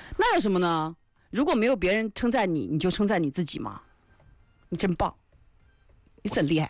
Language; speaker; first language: Chinese; native; Chinese